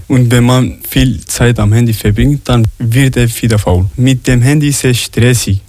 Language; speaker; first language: German; non-native, learner; Arabic